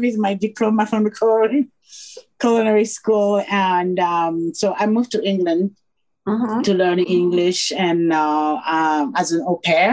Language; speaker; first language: English; non-native, fluent; French